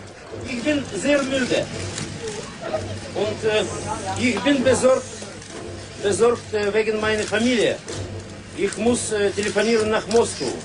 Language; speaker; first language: German; non-native, learner; Russian